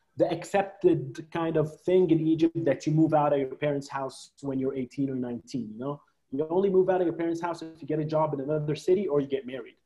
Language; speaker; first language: English; non-native, fluent; Arabic